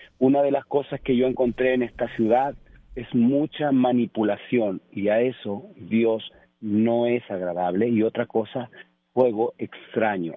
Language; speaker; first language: Spanish; native; Spanish